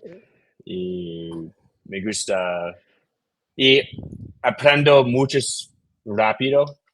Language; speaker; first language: Spanish; non-native, learner; English